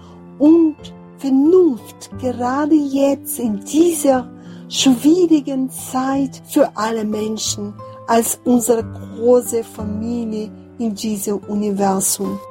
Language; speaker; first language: German; non-native, fluent; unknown